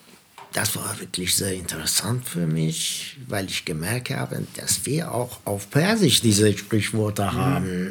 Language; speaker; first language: German; non-native, fluent; Persian